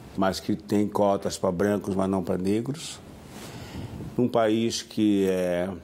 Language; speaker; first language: Portuguese; native; Portuguese